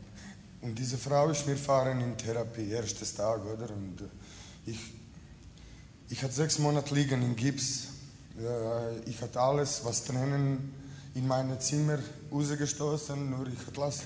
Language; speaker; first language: German; non-native, learner; Croatian